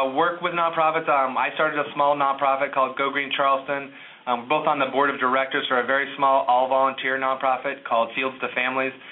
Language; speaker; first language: English; native; English